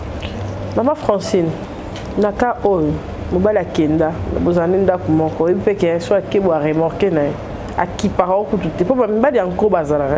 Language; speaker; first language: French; non-native, local second language; Lingala